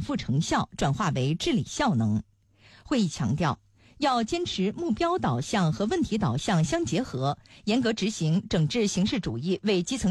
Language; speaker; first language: Chinese; native; Chinese